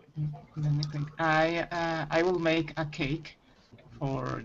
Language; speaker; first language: English; non-native, learner; Spanish